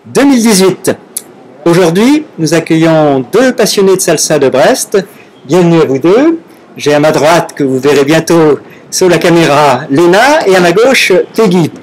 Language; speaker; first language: French; native; French